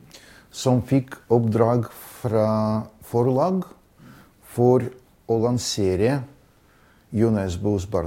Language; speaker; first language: Norwegian; non-native, fluent; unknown